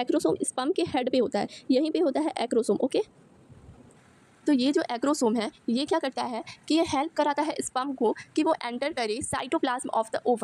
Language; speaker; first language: Hindi; native; Hindi